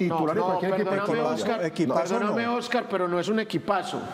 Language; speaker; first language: Spanish; native; Spanish